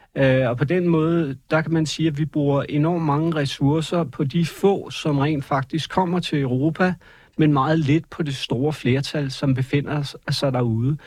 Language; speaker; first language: Danish; native; Danish